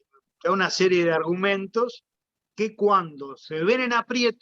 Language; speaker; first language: Spanish; native; Spanish